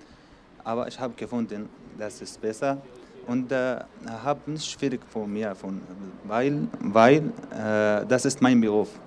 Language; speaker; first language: German; non-native, learner; Arabic